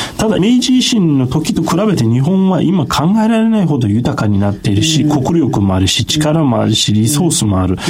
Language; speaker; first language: Japanese; non-native, fluent; Turkish